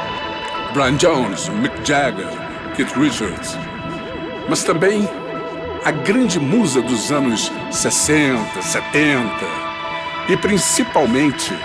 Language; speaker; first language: Portuguese; native; Portuguese